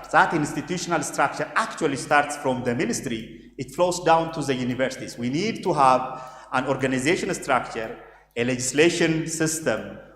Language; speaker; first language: English; non-native, local second language; Amharic